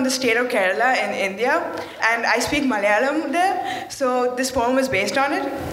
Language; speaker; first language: English; non-native, fluent; Malayalam